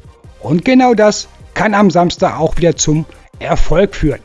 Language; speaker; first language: German; native; German